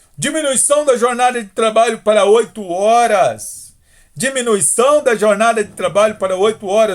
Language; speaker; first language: Portuguese; native; Portuguese